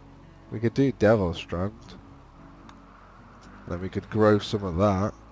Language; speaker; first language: English; native; English